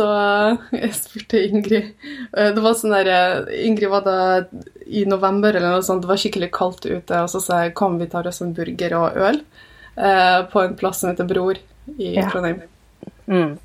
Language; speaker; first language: Norwegian; early bilingual, other home language; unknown